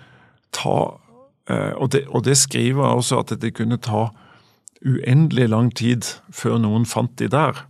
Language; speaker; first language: Norwegian; native; Norwegian